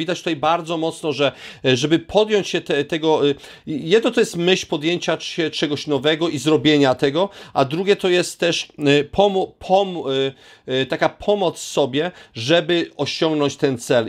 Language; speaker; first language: Polish; native; Polish